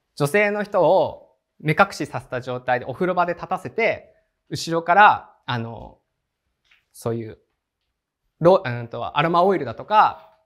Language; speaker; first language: Japanese; native; Japanese